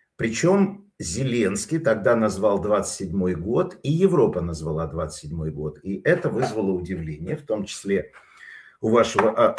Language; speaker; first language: Russian; native; Russian